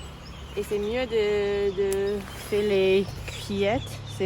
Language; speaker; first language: French; non-native, learner; English